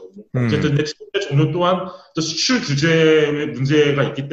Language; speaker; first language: Korean; native; Korean